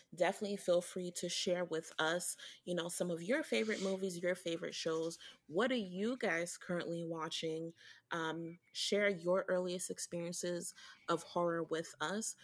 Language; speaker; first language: English; early bilingual, other home language; Haitian Creole